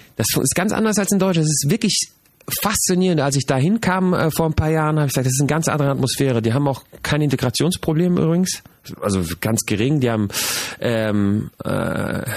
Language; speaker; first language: German; native; German